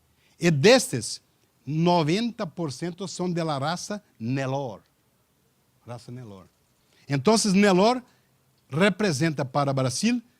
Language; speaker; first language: Spanish; non-native, learner; Portuguese